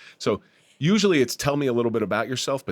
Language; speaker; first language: English; native; English